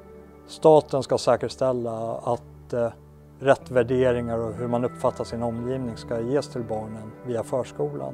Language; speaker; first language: Swedish; native; Swedish